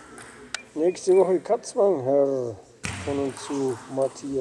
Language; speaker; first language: German; native; German